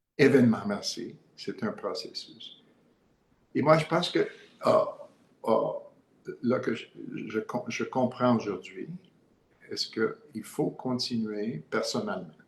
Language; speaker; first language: French; non-native, learner; English